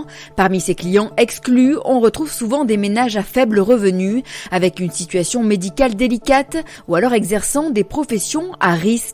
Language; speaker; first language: French; native; French